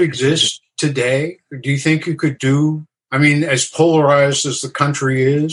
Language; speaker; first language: English; native; English